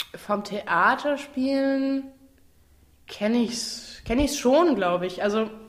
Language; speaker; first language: German; native; German